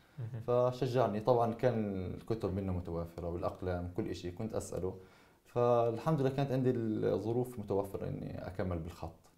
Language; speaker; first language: Arabic; native; Arabic